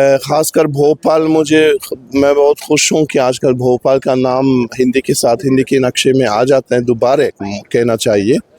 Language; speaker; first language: Hindi; non-native, fluent; Swedish